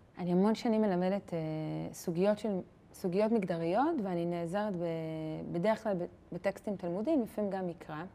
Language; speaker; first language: Hebrew; native; Hebrew